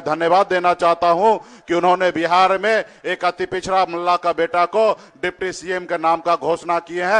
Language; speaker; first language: Hindi; native; Hindi